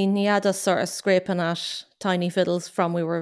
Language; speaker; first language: English; native; English